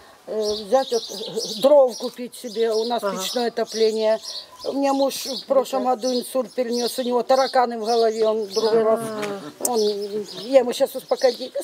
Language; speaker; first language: Russian; native; Russian